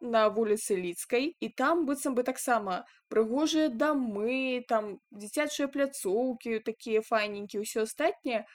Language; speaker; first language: Belarusian; non-native, local second language; Russian